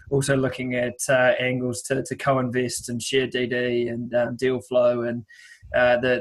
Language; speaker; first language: English; native; English